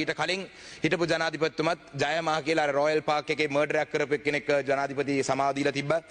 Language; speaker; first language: Sinhala; non-native, local second language; Tamil